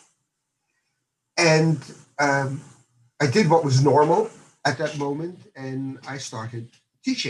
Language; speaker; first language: English; native; English